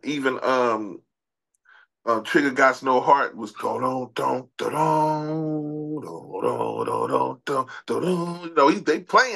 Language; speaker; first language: English; native; English